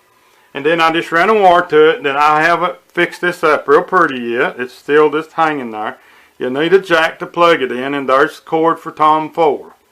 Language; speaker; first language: English; native; English